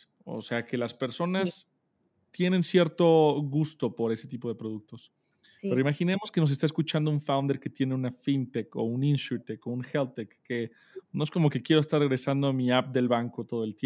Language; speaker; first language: Spanish; native; Spanish